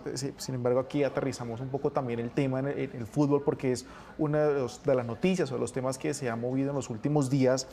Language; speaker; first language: Spanish; native; Spanish